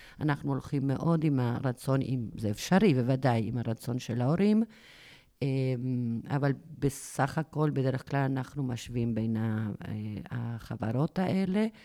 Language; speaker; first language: Hebrew; non-native, fluent; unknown